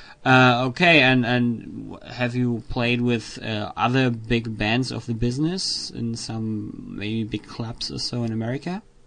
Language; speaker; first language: English; non-native, learner; German